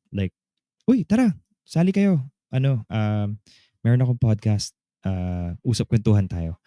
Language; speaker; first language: Filipino; native; Filipino